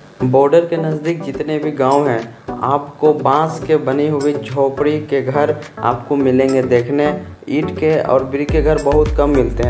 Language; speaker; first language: Hindi; native; Hindi